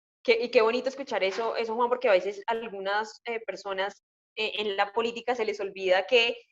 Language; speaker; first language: Spanish; native; Spanish